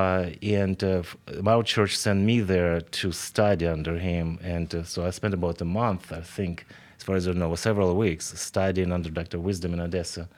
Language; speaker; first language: English; non-native, fluent; Ukrainian